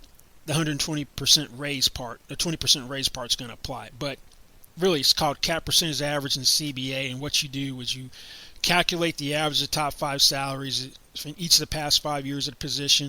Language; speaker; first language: English; native; English